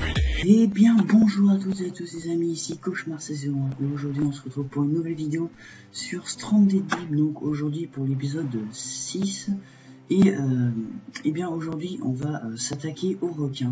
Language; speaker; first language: French; native; French